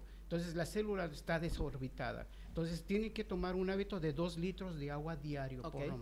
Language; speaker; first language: Spanish; native; Spanish